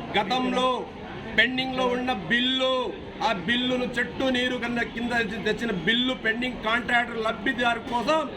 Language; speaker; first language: Telugu; non-native, local second language; Lambadi